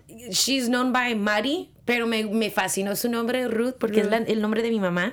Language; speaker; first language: Spanish; early bilingual, heritage; Spanish